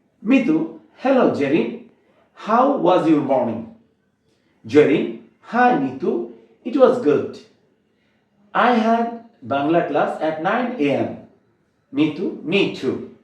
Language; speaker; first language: English; non-native, local second language; Bangla